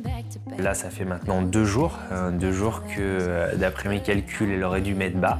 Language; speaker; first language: French; native; French